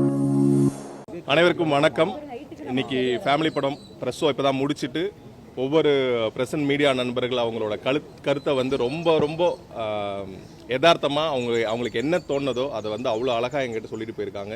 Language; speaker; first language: Tamil; native; Tamil